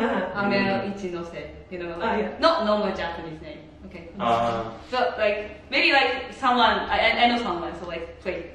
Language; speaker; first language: English; non-native, fluent; Japanese